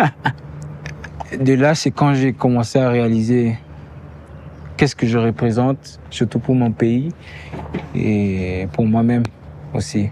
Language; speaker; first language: French; early bilingual, heritage; Lingala